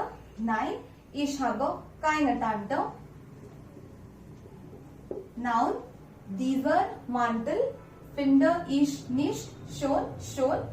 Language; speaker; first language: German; non-native, fluent; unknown